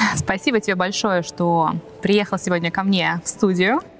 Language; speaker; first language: Russian; native; Russian